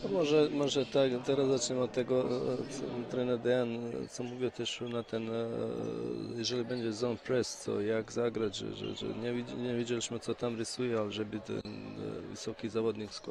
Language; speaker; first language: Polish; non-native, fluent; Bosnian